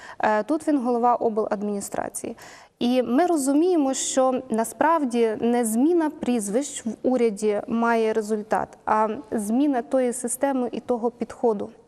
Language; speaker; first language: Ukrainian; native; Ukrainian